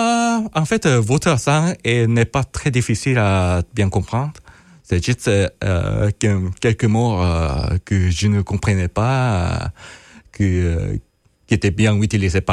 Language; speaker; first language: French; non-native, fluent; Korean